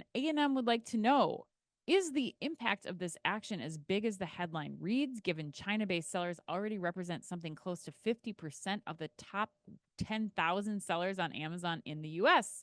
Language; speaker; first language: English; native; English